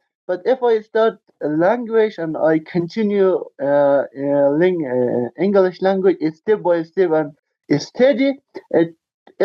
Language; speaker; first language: English; non-native, learner; Persian